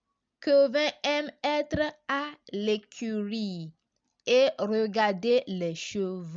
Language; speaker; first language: French; non-native, learner; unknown